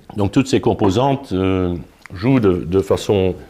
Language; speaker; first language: French; native; French